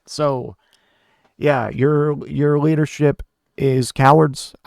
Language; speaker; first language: English; native; English